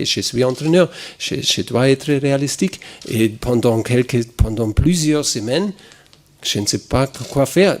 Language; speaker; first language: French; non-native, fluent; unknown